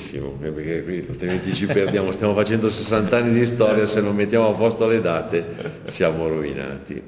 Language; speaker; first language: Italian; native; Italian